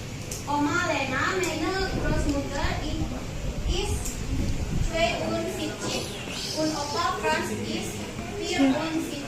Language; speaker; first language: German; non-native, learner; Indonesian